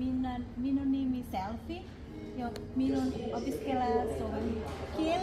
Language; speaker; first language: Finnish; non-native, learner; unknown